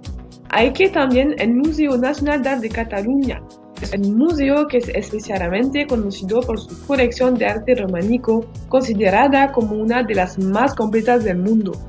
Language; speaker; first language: Spanish; non-native, learner; French